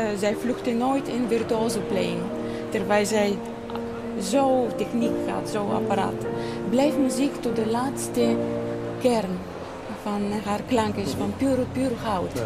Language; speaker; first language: Dutch; non-native, fluent; Bulgarian